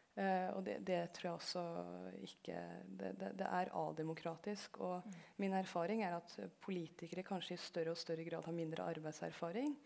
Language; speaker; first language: Norwegian; early bilingual, other home language; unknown